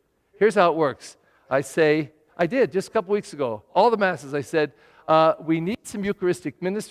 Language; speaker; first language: English; native; English